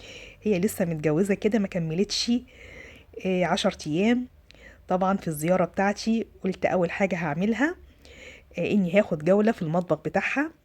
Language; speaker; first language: Arabic; native; Arabic